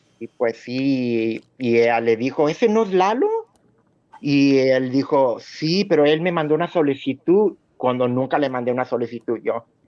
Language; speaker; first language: Spanish; early bilingual, heritage; Spanish